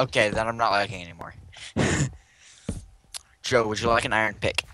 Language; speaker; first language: English; native; English